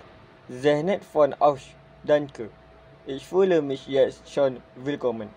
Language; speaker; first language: German; non-native, learner; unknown